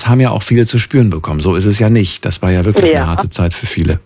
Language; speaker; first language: German; native; German